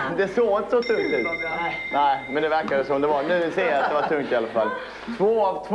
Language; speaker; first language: Swedish; native; Swedish